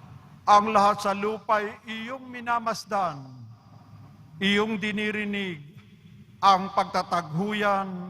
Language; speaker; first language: Filipino; native; Filipino